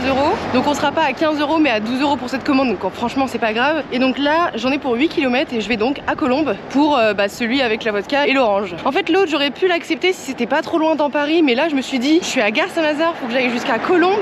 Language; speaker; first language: French; native; French